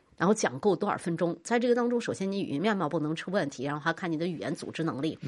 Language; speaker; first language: Chinese; native; Chinese